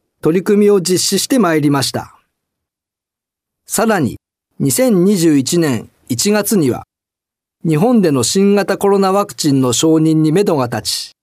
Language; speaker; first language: Japanese; native; Japanese